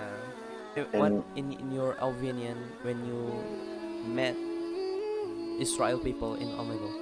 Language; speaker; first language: English; non-native, learner; Indonesian